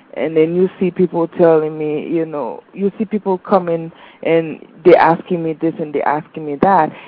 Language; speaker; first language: English; non-native, fluent; Haitian Creole